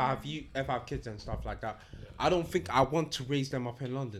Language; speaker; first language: English; native; English